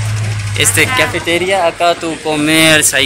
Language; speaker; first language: Spanish; non-native, learner; Hindi